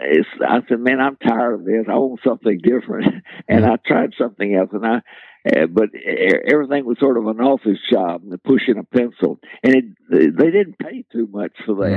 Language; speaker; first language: English; native; English